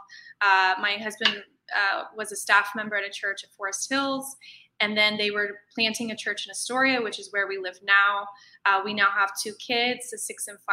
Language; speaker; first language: English; native; English